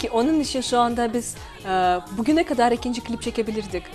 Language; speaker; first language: Turkish; non-native, fluent; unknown